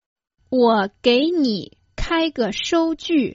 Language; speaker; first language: Chinese; non-native, fluent; Croatian